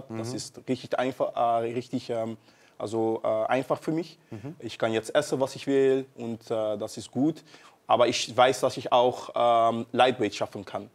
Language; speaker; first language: German; non-native, learner; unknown